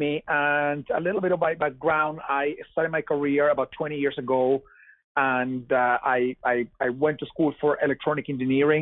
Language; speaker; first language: English; non-native, fluent; Spanish